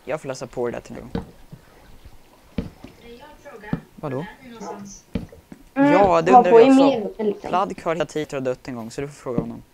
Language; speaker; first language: Swedish; native; Swedish